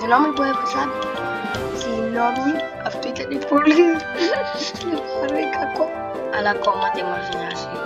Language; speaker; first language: Greek; early bilingual, heritage; Greek